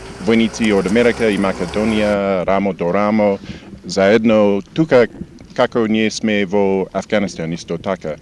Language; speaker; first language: Macedonian; non-native, fluent; English